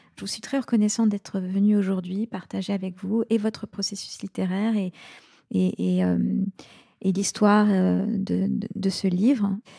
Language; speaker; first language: French; native; French